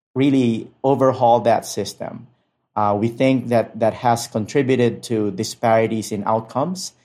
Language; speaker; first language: English; non-native, local second language; Filipino